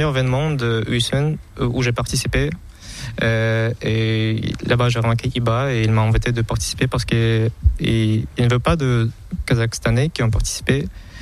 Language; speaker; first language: French; non-native, fluent; Kazakh